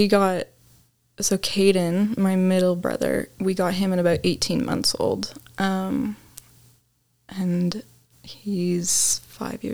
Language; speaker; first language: English; native; English